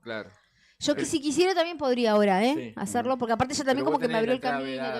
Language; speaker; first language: Spanish; native; Spanish